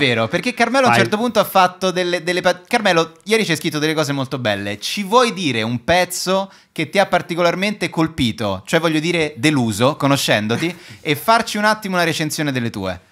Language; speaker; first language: Italian; native; Italian